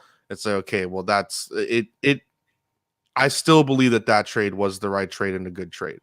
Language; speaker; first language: English; native; English